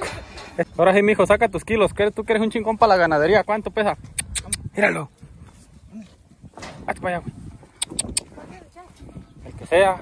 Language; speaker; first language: Spanish; native; Spanish